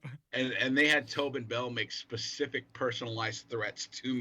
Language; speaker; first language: English; native; English